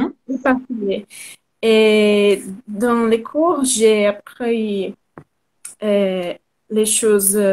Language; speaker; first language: French; non-native, learner; Portuguese